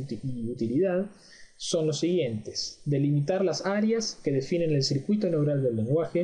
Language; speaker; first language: Spanish; native; Spanish